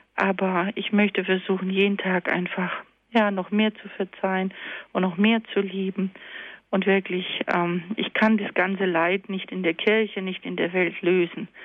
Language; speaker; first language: German; early bilingual, other home language; Croatian